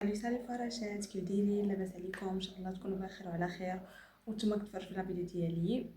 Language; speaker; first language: Arabic; native; Arabic